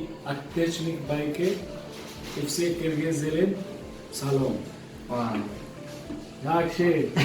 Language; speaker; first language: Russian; non-native, local second language; Kyrgyz